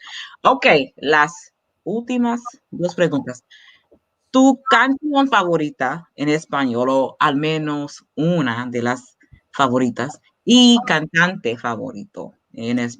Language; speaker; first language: Spanish; non-native, learner; English